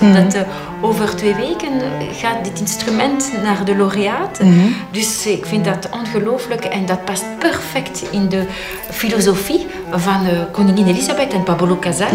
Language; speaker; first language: Dutch; non-native, local second language; French